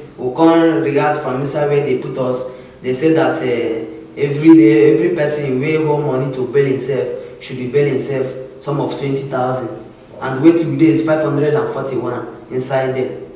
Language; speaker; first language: Nigerian Pidgin; non-native, local second language; Igbo